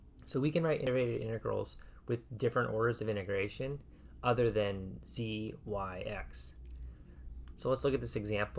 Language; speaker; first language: English; native; English